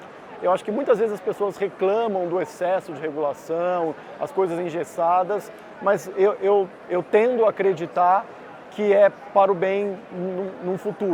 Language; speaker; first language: Portuguese; native; Portuguese